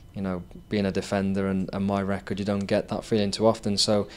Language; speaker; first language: English; native; English